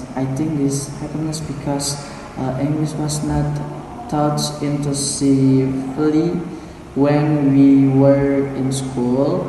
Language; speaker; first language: English; non-native, learner; Indonesian